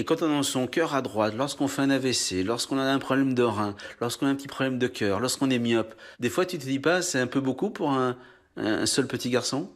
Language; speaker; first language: French; native; French